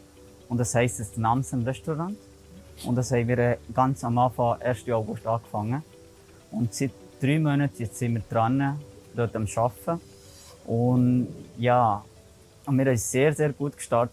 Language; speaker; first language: German; non-native, learner; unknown